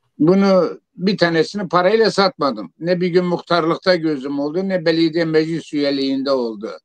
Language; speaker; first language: Turkish; non-native, local second language; Zaza